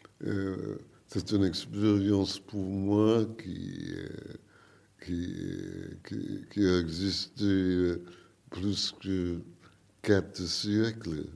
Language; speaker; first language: French; non-native, learner; English